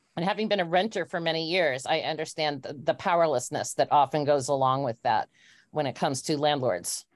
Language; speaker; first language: English; native; English